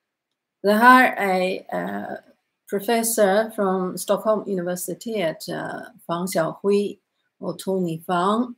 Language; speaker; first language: Swedish; non-native, learner; Chinese